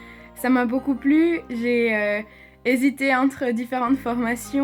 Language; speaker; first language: French; native; French